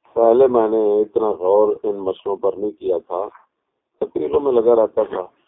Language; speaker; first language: Urdu; non-native, local second language; Punjabi